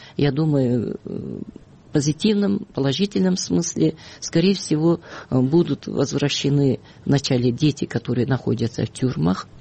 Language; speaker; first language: Russian; non-native, local second language; Kyrgyz